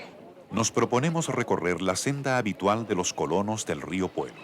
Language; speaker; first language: Spanish; native; Spanish